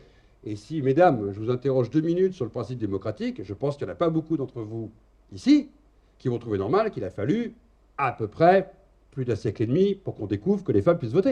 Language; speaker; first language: French; native; French